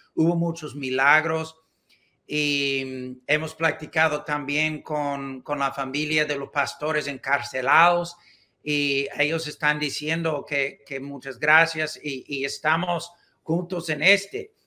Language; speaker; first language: Spanish; non-native, learner; English